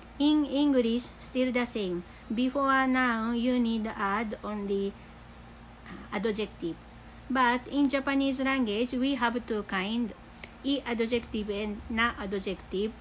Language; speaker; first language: English; non-native, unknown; Japanese